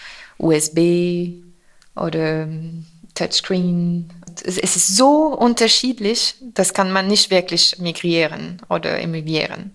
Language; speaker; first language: German; non-native, fluent; French